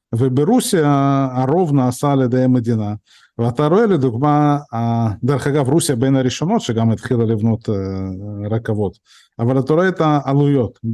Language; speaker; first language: Hebrew; early bilingual, other home language; Russian